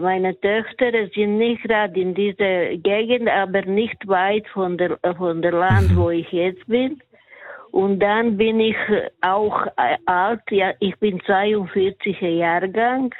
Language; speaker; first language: German; non-native, learner; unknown